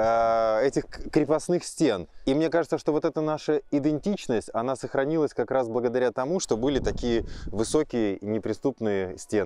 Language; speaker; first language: Russian; native; Russian